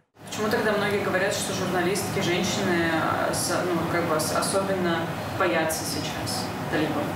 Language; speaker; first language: Russian; native; Russian